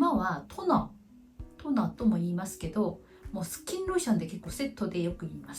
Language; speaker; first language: Japanese; non-native, fluent; Korean